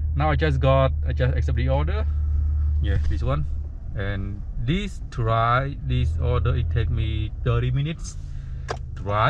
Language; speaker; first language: English; non-native, learner; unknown